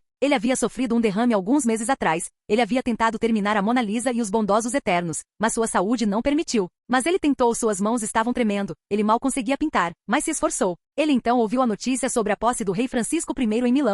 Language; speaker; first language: Portuguese; native; Portuguese